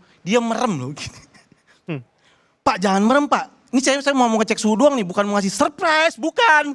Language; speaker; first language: Indonesian; native; Indonesian